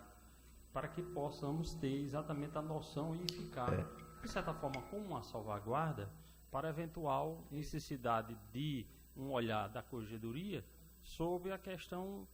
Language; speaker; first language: Portuguese; native; Portuguese